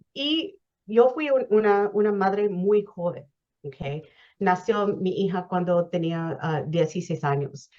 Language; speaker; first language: Spanish; early bilingual, heritage; Spanish